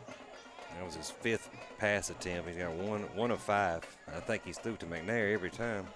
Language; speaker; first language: English; native; English